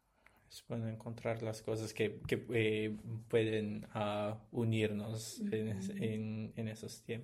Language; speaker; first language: Spanish; non-native, learner; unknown